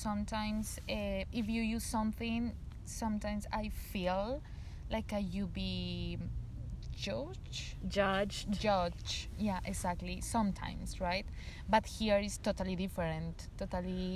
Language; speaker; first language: English; non-native, learner; Spanish